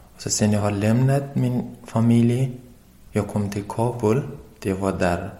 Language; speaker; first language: Swedish; non-native, learner; Persian